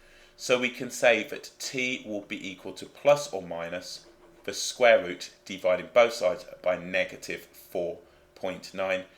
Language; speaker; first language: English; native; English